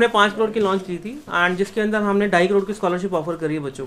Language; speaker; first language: Hindi; native; Hindi